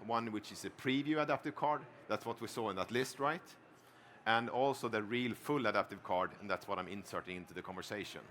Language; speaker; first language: English; non-native, fluent; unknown